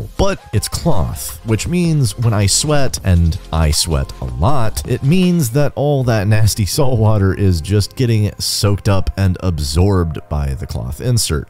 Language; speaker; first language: English; native; English